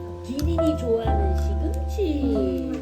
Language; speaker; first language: Korean; native; Korean